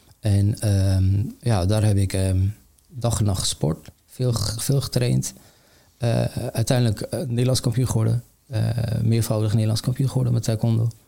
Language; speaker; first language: Dutch; early bilingual, other home language; Armenian